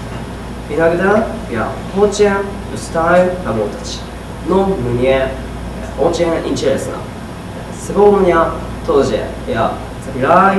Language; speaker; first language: Russian; non-native, learner; Japanese